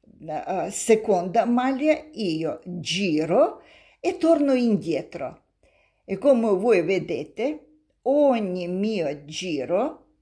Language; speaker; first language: Italian; non-native, learner; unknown